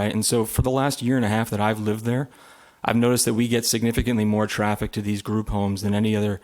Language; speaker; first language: English; native; English